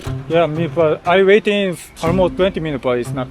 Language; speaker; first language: English; non-native, learner; Korean